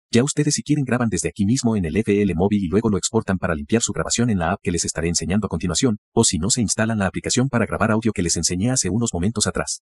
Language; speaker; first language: Spanish; native; Spanish